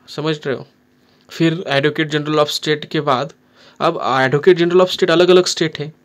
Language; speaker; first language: Hindi; non-native, local second language; Marathi